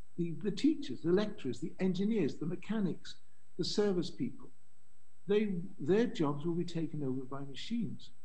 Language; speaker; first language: English; native; English